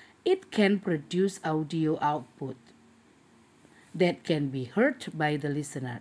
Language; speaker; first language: English; non-native, fluent; Indonesian